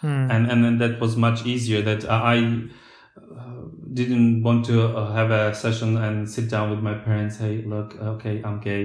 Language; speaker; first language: English; non-native, fluent; Slovak